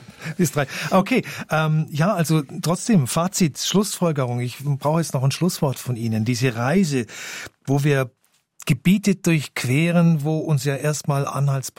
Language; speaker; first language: German; native; German